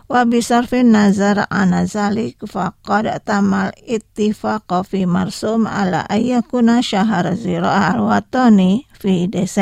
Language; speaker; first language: Arabic; non-native, fluent; Indonesian